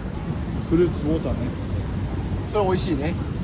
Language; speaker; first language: Japanese; non-native, fluent; Nepali